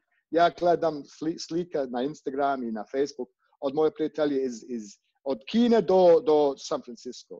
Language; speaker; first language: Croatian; non-native, learner; English